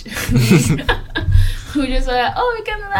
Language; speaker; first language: English; non-native, fluent; French